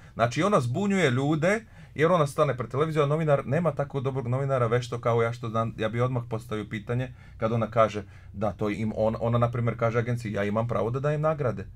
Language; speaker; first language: Croatian; non-native, local second language; Slovak